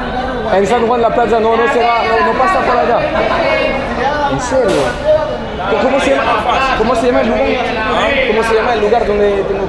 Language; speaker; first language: Spanish; non-native, learner; French